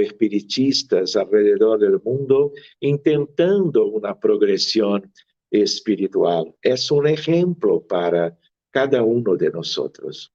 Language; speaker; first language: Spanish; non-native, fluent; Portuguese